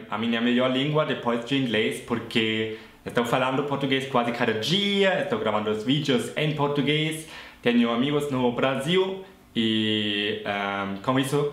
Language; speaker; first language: English; non-native, fluent; German